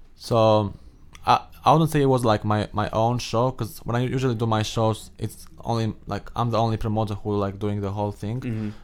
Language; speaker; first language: English; non-native, fluent; Albanian